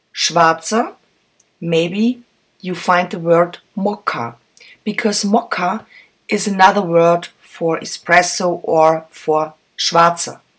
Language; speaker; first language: English; non-native, fluent; German